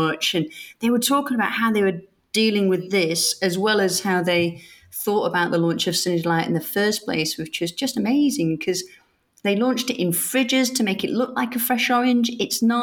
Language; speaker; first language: English; native; English